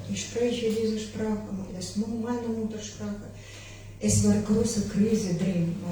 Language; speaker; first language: German; non-native, learner; Ukrainian